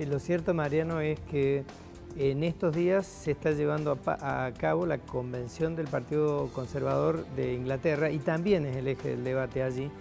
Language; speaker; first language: Spanish; native; Spanish